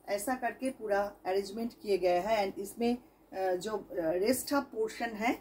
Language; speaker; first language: Hindi; non-native, local second language; Bangla